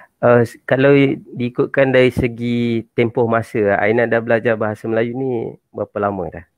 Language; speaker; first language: Malay; native; Malay